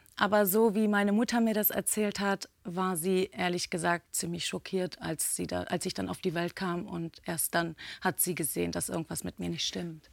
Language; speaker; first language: German; early bilingual, other home language; Turkish